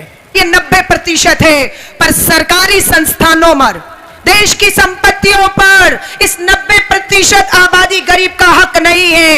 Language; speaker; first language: Hindi; native; Hindi